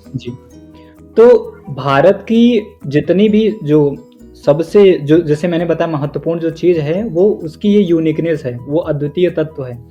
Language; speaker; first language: Hindi; native; Hindi